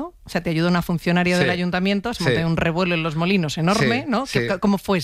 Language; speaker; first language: Spanish; native; Spanish